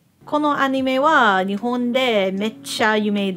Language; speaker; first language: Japanese; non-native, learner; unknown